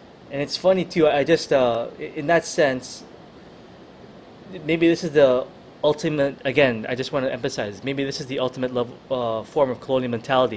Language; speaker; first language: English; non-native, local second language; Filipino